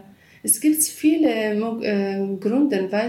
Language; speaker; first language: German; non-native, learner; Kurdish